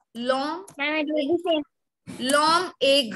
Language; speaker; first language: French; non-native, fluent; Hindi